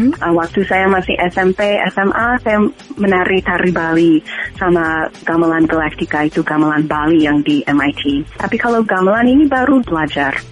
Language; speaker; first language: Indonesian; non-native, fluent; English